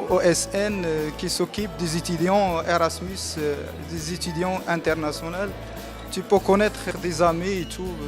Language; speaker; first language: French; non-native, learner; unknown